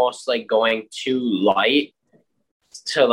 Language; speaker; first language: English; native; English